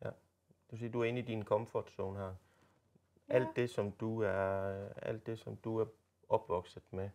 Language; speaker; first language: Danish; native; Danish